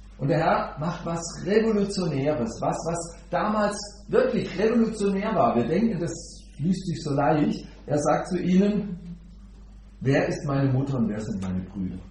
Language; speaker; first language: German; native; German